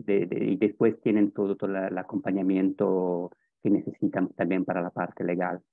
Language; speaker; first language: Spanish; non-native, fluent; Italian